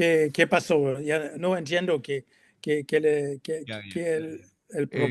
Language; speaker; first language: Spanish; non-native, learner; French